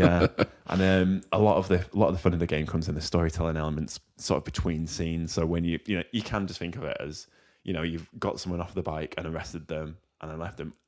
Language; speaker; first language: English; native; English